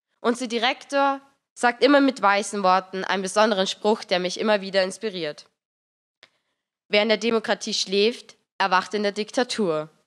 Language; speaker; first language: German; native; German